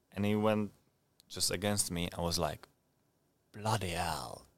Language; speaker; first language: English; non-native, fluent; Czech